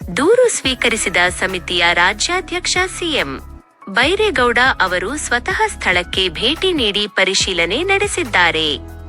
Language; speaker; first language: Kannada; native; Kannada